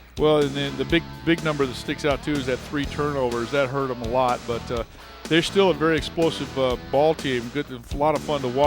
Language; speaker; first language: English; native; English